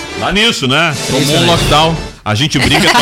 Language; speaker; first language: Portuguese; native; Portuguese